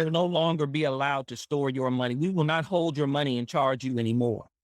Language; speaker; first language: English; native; English